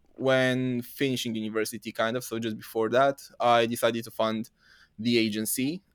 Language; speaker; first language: English; non-native, fluent; Romanian